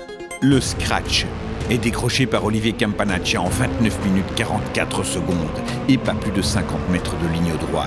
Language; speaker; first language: French; native; French